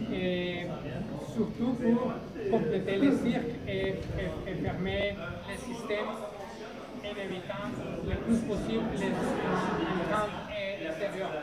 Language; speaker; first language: French; non-native, fluent; Spanish